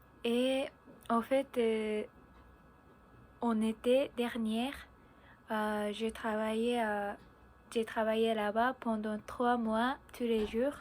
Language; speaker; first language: French; non-native, learner; Japanese